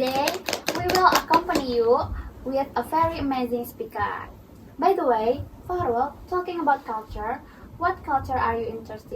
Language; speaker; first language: English; non-native, learner; Indonesian